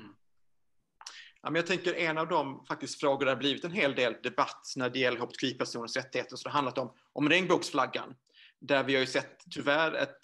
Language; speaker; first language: Swedish; native; Swedish